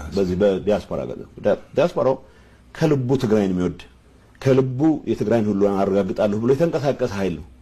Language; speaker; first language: Amharic; non-native, local second language; Tigrinya